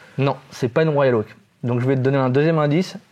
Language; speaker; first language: French; native; French